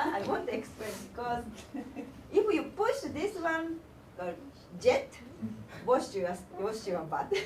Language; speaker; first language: English; non-native, learner; Japanese